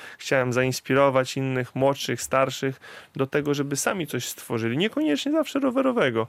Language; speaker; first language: Polish; native; Polish